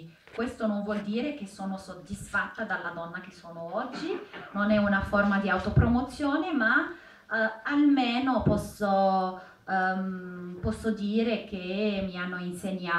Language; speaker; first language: Italian; non-native, fluent; Arabic